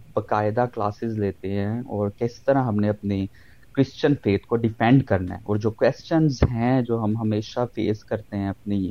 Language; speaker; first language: Urdu; non-native, local second language; Punjabi